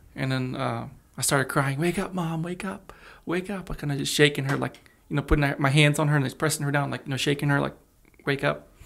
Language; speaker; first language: English; early bilingual, other home language; Russian